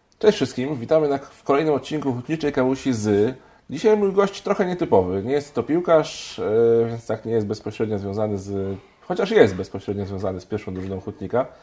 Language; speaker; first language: Polish; native; Polish